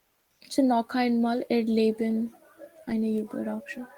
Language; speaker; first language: German; non-native, learner; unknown